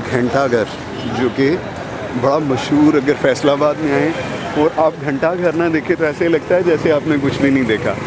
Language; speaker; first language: Urdu; non-native, local second language; Punjabi